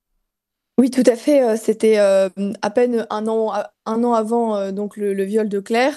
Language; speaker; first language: French; native; French